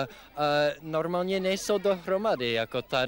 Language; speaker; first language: Czech; non-native, learner; English